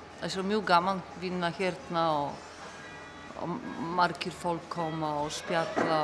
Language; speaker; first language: Icelandic; non-native, fluent; Portuguese